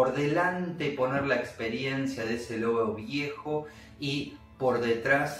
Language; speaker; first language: Spanish; native; Spanish